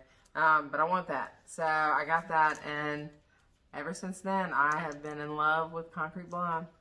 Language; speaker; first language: English; native; English